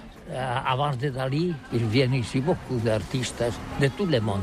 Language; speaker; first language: French; non-native, learner; Catalan